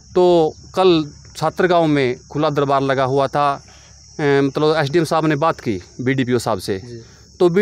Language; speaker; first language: Hindi; native; Hindi